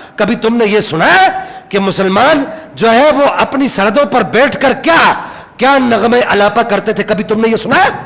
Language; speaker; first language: Urdu; non-native, local second language; Punjabi